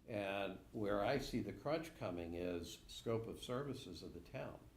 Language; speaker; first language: English; native; English